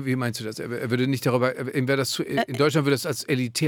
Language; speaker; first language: German; native; German